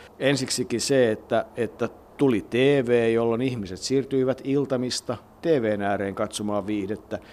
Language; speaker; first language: Finnish; native; Finnish